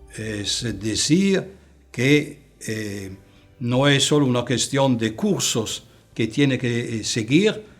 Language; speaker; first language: Spanish; non-native, fluent; Italian